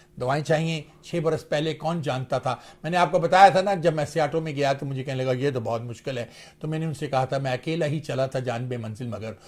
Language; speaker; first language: Urdu; native; Urdu